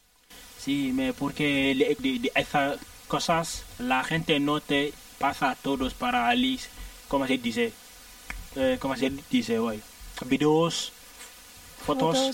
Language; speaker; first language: Spanish; non-native, learner; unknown